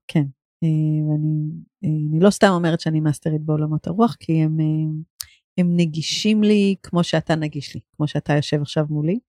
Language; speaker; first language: Hebrew; native; Hebrew